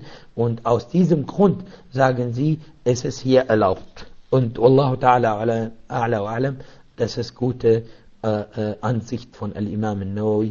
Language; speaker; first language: German; non-native, fluent; Arabic